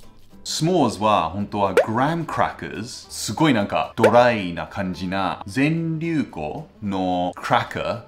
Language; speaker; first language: Japanese; non-native, fluent; English